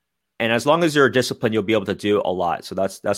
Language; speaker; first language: English; native; English